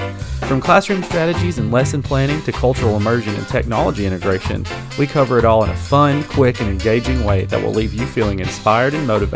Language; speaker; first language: English; native; English